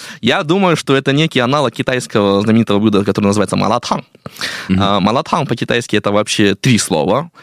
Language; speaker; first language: Russian; non-native, fluent; Chinese